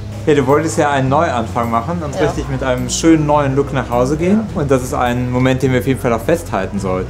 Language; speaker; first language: German; native; German